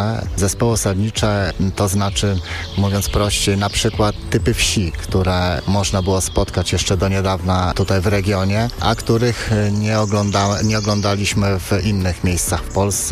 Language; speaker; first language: Polish; native; Polish